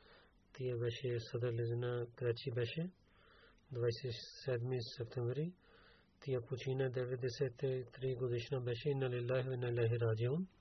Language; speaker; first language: Bulgarian; non-native, learner; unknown